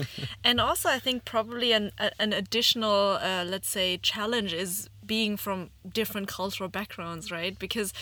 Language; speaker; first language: English; non-native, fluent; German